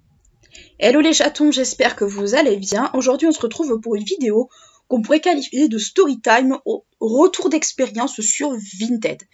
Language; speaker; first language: French; native; French